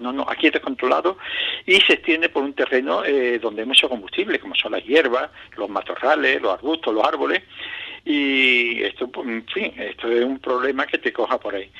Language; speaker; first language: Spanish; native; Spanish